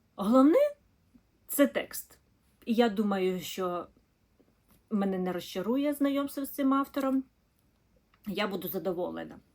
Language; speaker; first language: Ukrainian; non-native, local second language; Russian